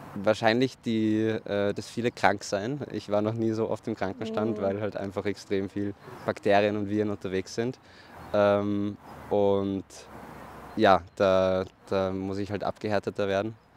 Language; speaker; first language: German; native; German